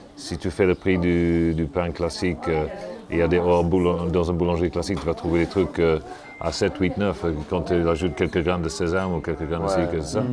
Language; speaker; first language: French; non-native, fluent; English